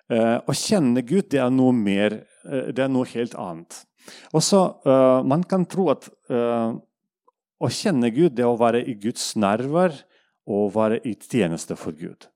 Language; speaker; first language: Norwegian; non-native, fluent; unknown